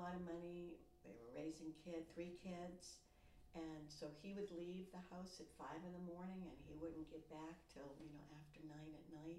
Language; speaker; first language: English; native; English